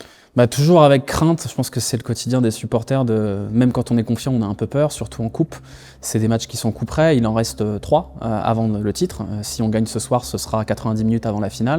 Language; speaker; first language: French; native; French